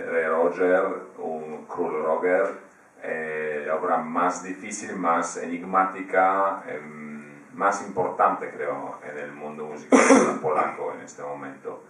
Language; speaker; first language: Spanish; non-native, fluent; Polish